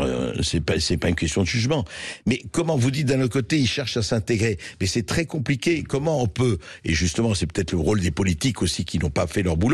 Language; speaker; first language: French; native; French